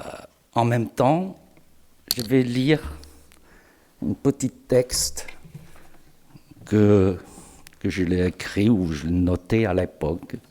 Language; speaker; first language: French; non-native, fluent; Chinese